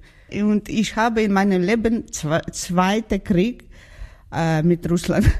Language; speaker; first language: German; non-native, learner; Georgian